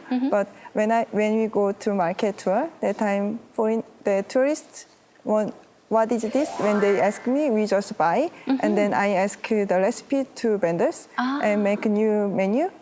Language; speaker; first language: English; non-native, learner; Korean